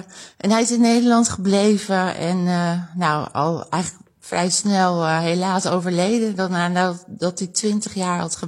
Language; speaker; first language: Dutch; native; Dutch